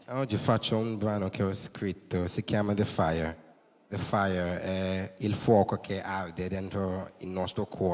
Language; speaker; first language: Italian; non-native, learner; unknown